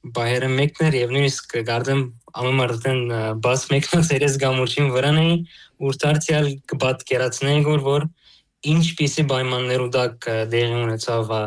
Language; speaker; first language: Armenian; early bilingual, heritage; Armenian